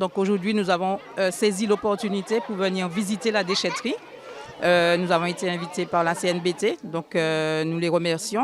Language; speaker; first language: French; native; French